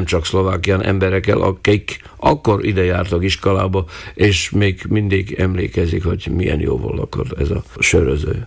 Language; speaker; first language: Hungarian; non-native, local second language; Slovak